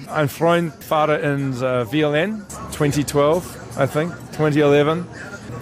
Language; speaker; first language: German; non-native, learner; English